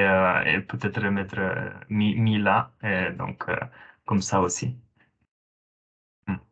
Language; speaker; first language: French; non-native, fluent; Romanian